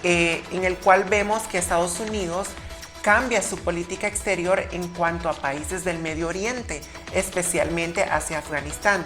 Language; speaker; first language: Spanish; native; Spanish